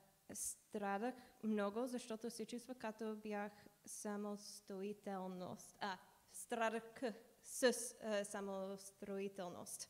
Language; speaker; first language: Bulgarian; non-native, learner; English